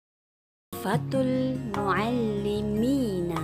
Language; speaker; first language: Arabic; non-native, fluent; Malay